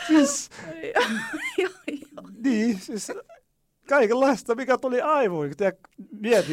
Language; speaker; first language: Finnish; non-native, fluent; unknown